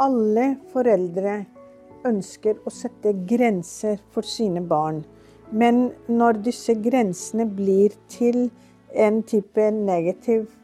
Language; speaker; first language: Norwegian; non-native, fluent; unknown